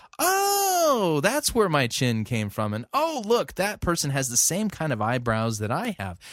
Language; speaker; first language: English; native; English